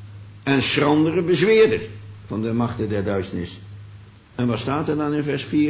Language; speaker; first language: Dutch; native; Dutch